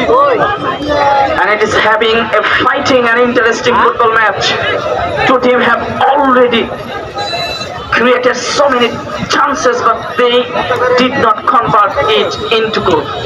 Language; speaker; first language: English; non-native, local second language; Bangla